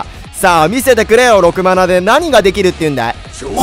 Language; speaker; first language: Japanese; native; Japanese